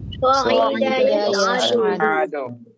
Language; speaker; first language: Arabic; non-native, learner; Indonesian